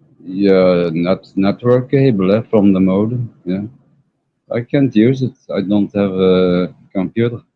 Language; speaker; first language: English; non-native, learner; Dutch